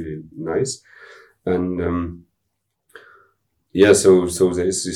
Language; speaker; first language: English; non-native, fluent; German